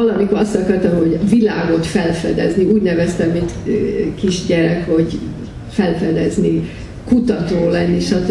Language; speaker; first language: Hungarian; early bilingual, heritage; Hungarian